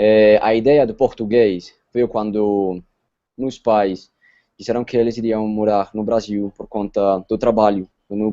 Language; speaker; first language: Portuguese; non-native, fluent; Spanish